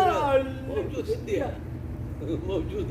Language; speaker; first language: Arabic; non-native, learner; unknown